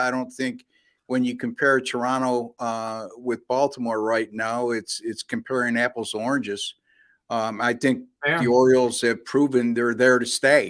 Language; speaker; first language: English; native; English